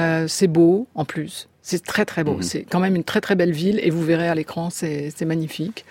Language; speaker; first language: French; native; French